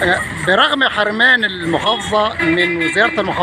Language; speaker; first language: Arabic; native; Arabic